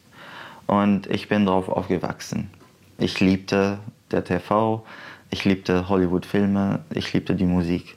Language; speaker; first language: German; non-native, fluent; Arabic